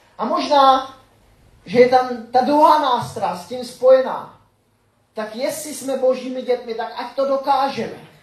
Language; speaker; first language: Czech; native; Czech